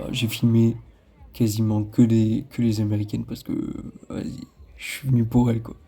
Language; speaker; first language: French; native; French